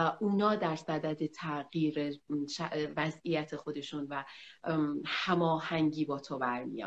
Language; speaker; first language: Persian; native; Persian